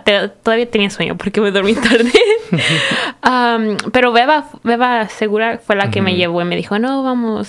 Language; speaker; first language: Spanish; early bilingual, heritage; Spanish